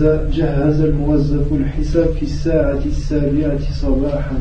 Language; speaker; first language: Arabic; non-native, learner; French